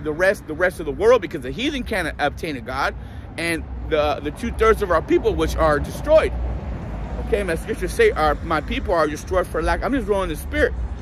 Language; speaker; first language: English; native; English